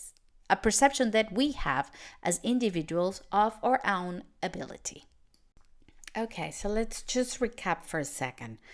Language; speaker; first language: English; non-native, fluent; Spanish